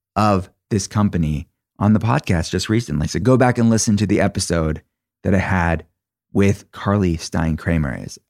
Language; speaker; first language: English; native; English